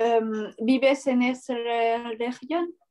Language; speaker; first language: Spanish; non-native, learner; French